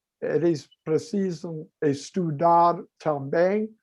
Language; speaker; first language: Portuguese; non-native, learner; English